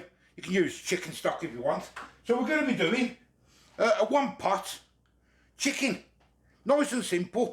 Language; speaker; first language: English; native; English